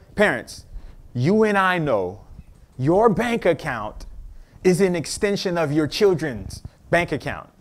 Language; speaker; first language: English; native; English